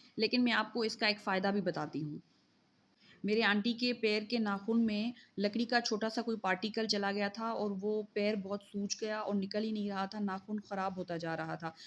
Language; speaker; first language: Urdu; non-native, local second language; Sindhi